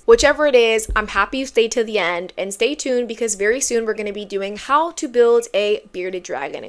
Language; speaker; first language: English; native; English